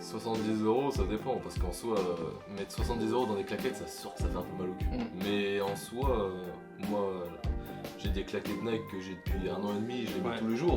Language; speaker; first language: French; native; French